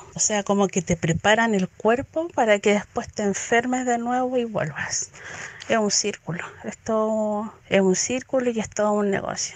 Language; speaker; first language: Spanish; native; Spanish